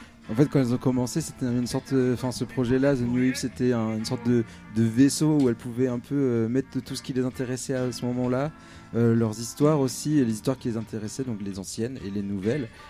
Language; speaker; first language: French; native; French